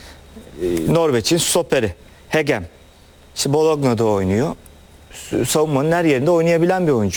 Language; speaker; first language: Turkish; native; Turkish